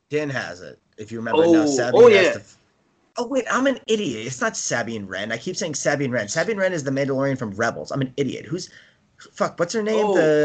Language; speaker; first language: English; native; English